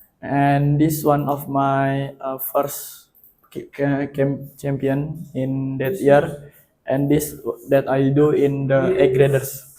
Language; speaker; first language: English; non-native, learner; Indonesian